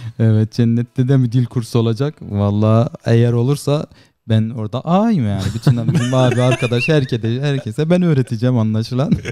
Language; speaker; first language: Turkish; native; Turkish